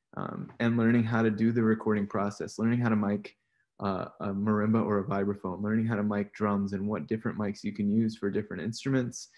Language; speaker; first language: English; native; English